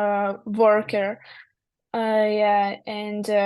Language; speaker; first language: English; non-native, learner; Russian